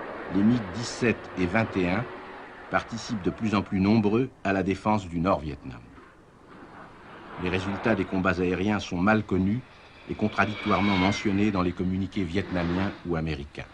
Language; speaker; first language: French; native; French